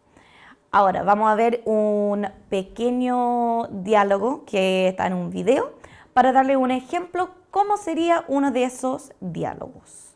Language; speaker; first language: Spanish; non-native, fluent; English